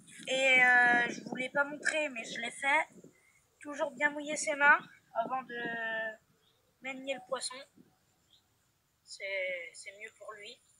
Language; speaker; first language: French; native; French